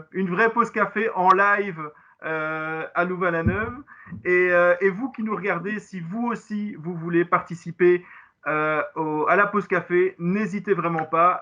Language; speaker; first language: French; native; French